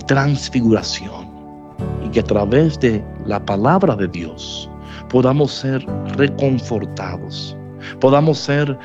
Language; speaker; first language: Spanish; native; Spanish